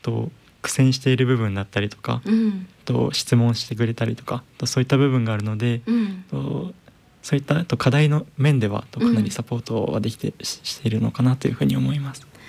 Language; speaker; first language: Japanese; native; Japanese